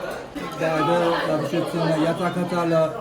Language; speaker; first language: Russian; non-native, learner; Chinese